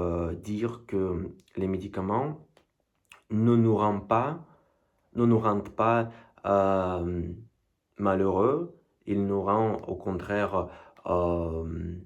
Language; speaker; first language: French; non-native, learner; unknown